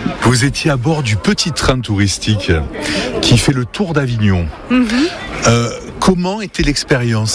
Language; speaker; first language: French; native; French